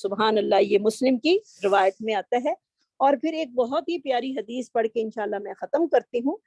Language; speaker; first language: Urdu; native; Urdu